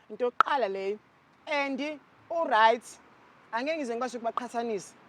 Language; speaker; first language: Zulu; non-native, local second language; Xhosa